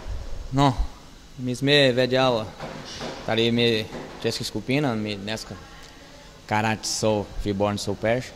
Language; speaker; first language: Czech; non-native, learner; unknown